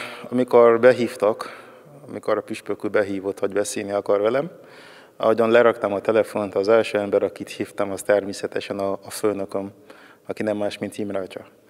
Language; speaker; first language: Hungarian; non-native, fluent; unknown